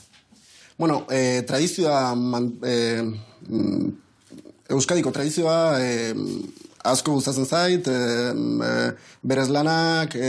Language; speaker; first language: Basque; non-native, learner; Spanish